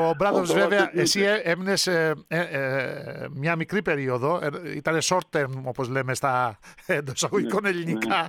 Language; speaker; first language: Greek; native; Greek